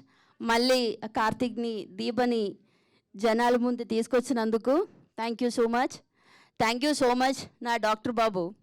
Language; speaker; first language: Telugu; non-native, learner; Malayalam